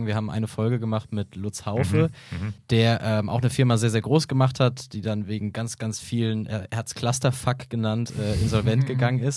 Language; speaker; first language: German; native; German